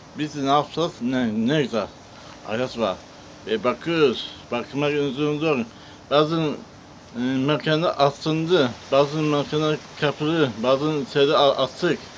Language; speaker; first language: Turkish; non-native, learner; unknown